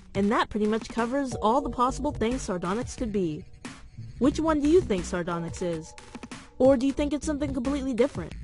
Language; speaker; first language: English; native; English